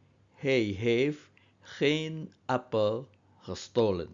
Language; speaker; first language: Dutch; non-native, fluent; Indonesian